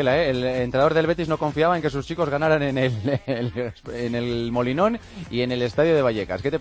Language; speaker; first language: Spanish; native; Spanish